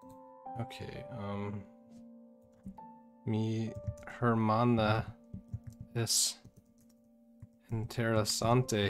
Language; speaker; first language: Spanish; non-native, learner; English